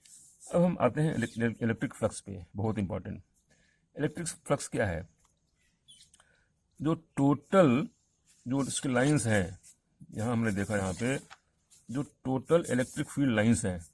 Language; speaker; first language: Hindi; native; Hindi